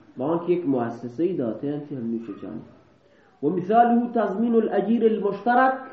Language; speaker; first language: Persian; non-native, local second language; Baluchi